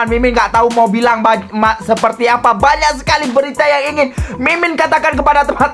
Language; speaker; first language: Indonesian; native; Indonesian